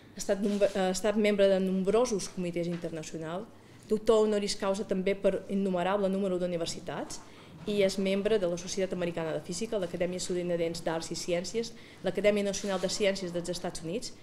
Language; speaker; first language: Catalan; native; Catalan